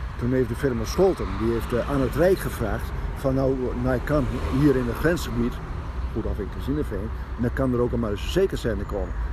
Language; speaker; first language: Dutch; native; Dutch